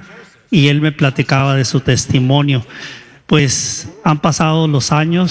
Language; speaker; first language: Spanish; native; Spanish